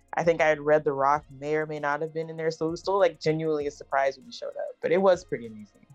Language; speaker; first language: English; native; English